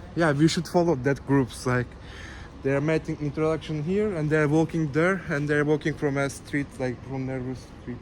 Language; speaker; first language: English; non-native, learner; Turkish